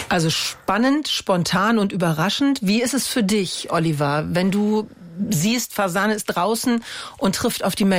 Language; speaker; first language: German; native; German